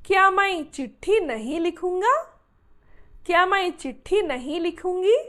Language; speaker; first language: Hindi; non-native, local second language; Telugu